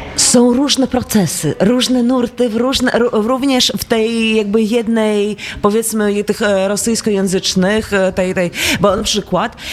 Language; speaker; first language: Polish; non-native, fluent; Latvian